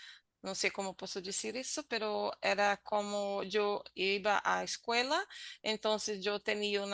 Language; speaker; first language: Spanish; non-native, learner; Portuguese